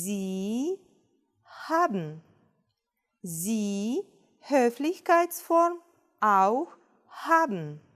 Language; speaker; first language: German; non-native, fluent; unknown